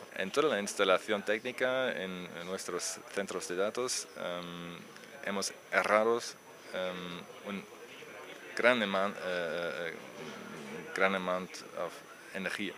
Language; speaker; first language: Spanish; non-native, learner; German